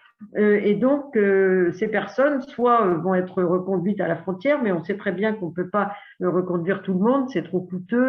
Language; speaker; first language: French; native; French